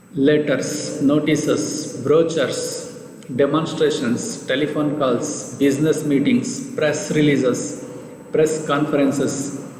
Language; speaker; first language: English; non-native, local second language; Kannada